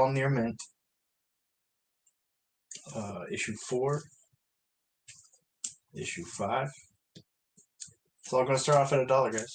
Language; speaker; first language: English; native; English